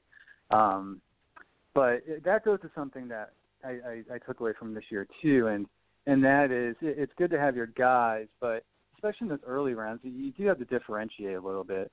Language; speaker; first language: English; native; English